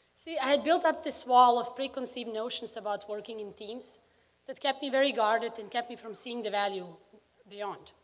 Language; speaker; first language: English; early bilingual, other home language; Bosnian